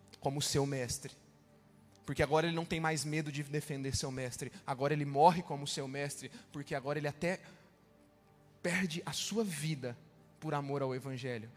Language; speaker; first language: Portuguese; native; Portuguese